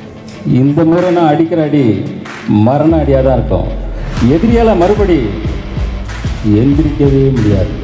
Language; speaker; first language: Tamil; native; Tamil